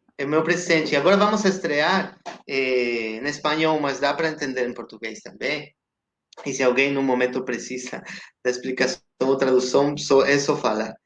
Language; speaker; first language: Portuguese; non-native, fluent; Spanish